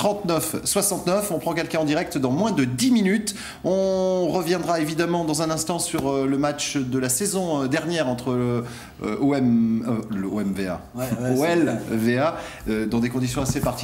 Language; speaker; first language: French; native; French